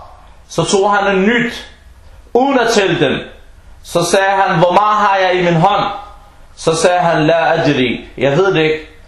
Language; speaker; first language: Danish; non-native, fluent; Arabic